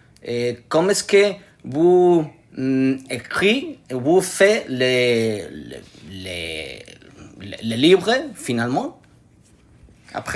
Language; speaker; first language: French; non-native, learner; Spanish